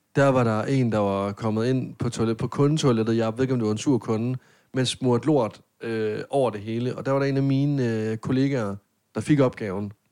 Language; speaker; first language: Danish; native; Danish